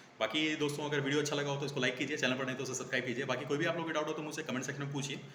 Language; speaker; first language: Hindi; native; Hindi